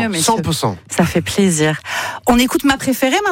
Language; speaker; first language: French; native; French